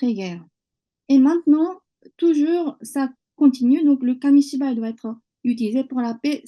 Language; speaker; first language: French; non-native, fluent; Japanese